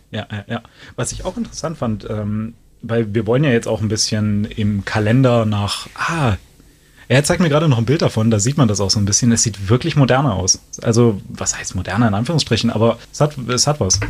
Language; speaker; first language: German; native; German